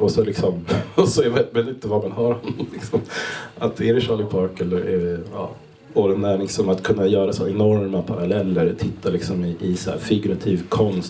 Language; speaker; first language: Swedish; native; Swedish